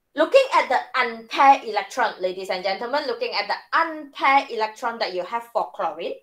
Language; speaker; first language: English; non-native, local second language; Malay